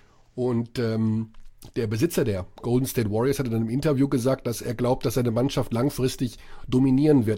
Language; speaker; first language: German; native; German